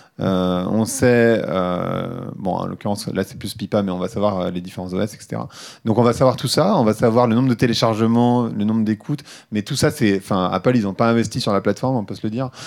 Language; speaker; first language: French; native; French